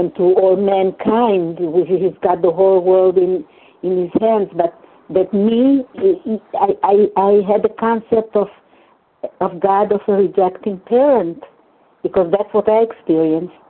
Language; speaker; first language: English; non-native, fluent; Hungarian